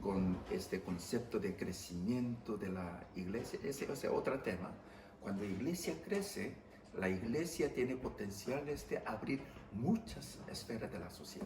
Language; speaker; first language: Spanish; non-native, fluent; English